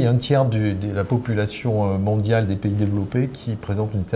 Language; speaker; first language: French; native; French